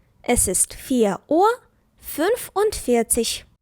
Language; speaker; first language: German; non-native, fluent; Ukrainian